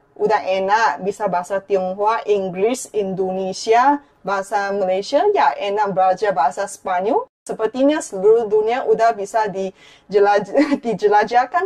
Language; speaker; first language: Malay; non-native, fluent; Chinese